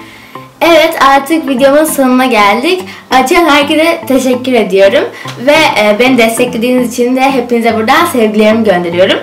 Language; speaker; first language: Turkish; native; Turkish